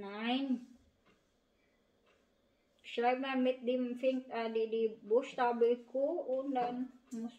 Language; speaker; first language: German; non-native, learner; Filipino